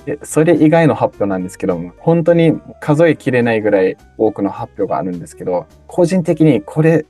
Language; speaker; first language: Japanese; native; Japanese